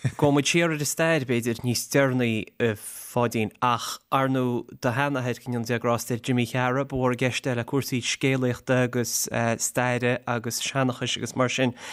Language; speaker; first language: Irish; native; Irish